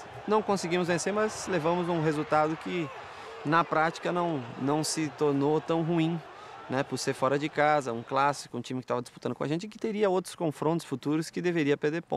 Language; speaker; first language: Portuguese; native; Portuguese